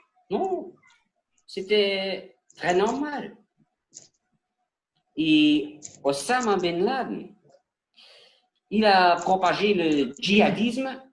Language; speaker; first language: French; non-native, learner; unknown